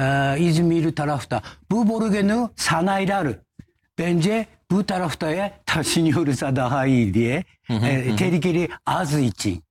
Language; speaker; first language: Turkish; non-native, fluent; Japanese